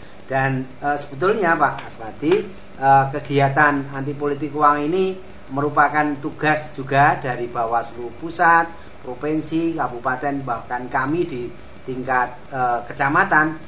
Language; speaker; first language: Indonesian; native; Indonesian